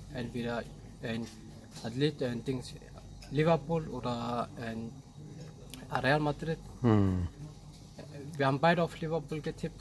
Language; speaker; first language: German; early bilingual, other home language; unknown